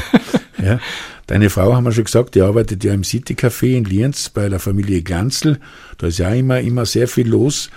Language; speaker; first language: German; native; German